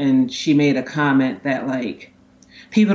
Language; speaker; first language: English; native; English